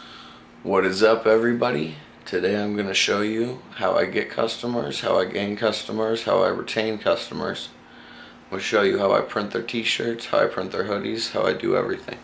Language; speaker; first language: English; native; English